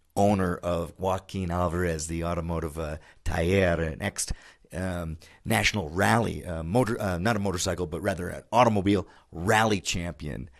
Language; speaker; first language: English; native; English